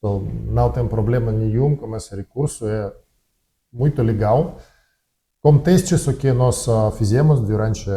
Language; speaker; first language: Portuguese; non-native, learner; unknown